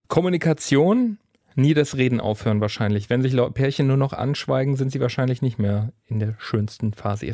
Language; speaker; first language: German; native; German